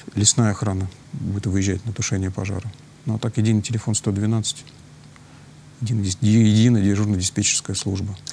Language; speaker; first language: Russian; native; Russian